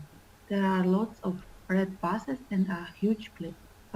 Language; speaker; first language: English; non-native, learner; Russian